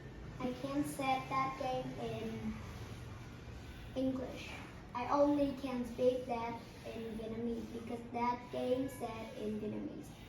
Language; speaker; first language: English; non-native, learner; Vietnamese